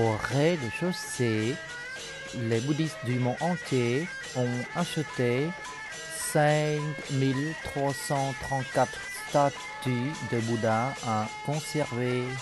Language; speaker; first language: French; non-native, fluent; Khmer